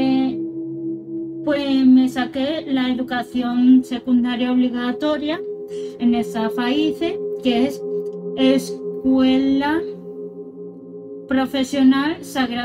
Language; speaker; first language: Spanish; early bilingual, other home language; Russian